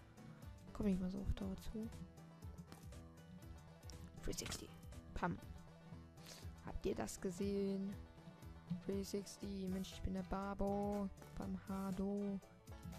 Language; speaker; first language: German; native; German